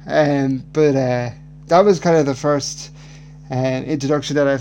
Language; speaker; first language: English; native; English